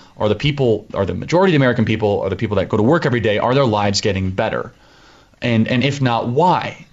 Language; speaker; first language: English; native; English